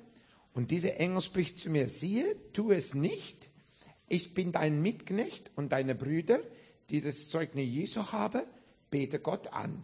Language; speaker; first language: German; non-native, fluent; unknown